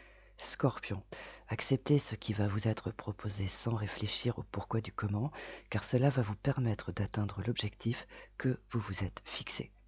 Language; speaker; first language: French; native; French